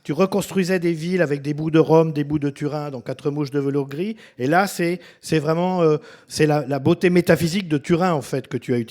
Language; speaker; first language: French; native; French